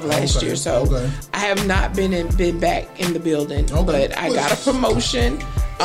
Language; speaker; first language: English; native; English